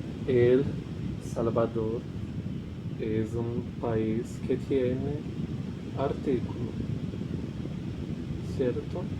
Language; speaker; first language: Spanish; non-native, fluent; Portuguese